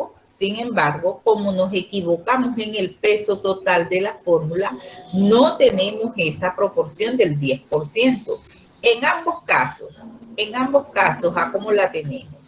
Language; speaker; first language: Spanish; native; Spanish